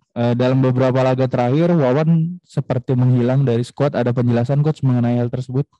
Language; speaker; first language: Indonesian; native; Indonesian